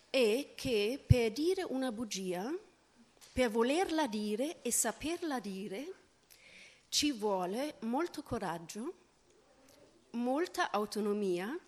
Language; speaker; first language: Italian; non-native, fluent; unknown